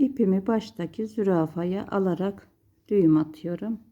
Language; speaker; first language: Turkish; native; Turkish